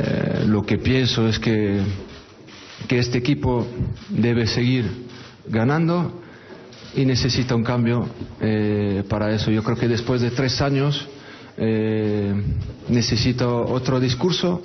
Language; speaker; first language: Spanish; non-native, fluent; French